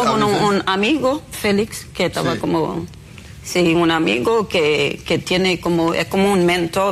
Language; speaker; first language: Spanish; non-native, fluent; Haitian Creole